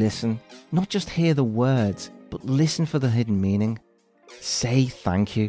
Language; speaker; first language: English; native; English